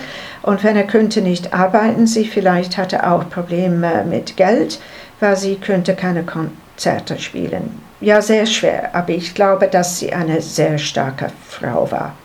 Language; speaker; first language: German; non-native, learner; English